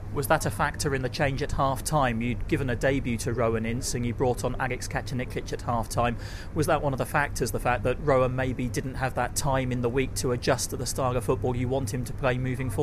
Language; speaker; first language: English; native; English